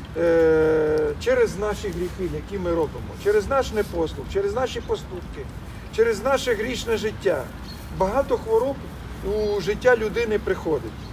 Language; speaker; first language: Ukrainian; non-native, local second language; Russian